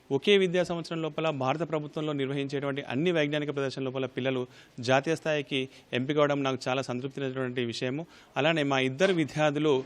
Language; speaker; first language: Telugu; native; Telugu